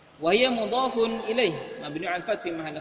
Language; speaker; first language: Arabic; non-native, fluent; Indonesian